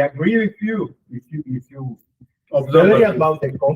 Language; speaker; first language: English; non-native, learner; Spanish